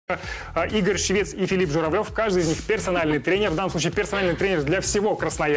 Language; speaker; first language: Russian; native; Russian